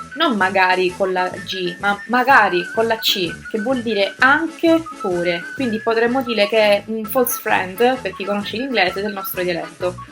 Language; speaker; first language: Italian; native; Italian